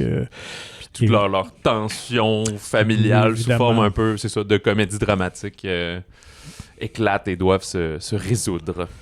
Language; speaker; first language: French; native; French